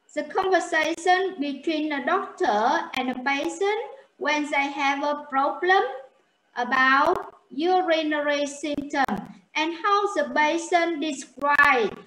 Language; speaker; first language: English; non-native, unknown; Vietnamese